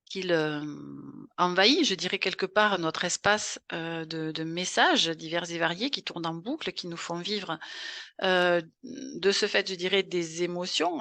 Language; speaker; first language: French; native; French